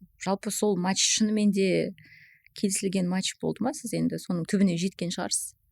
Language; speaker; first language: Kazakh; native; Kazakh